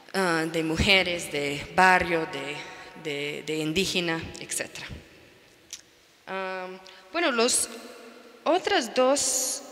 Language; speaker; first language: Spanish; non-native, fluent; English